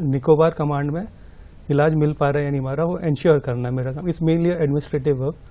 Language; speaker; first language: Hindi; native; Hindi